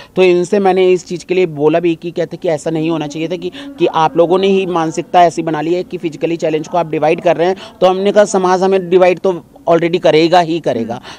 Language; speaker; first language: Hindi; native; Hindi